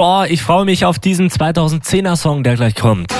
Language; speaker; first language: German; native; German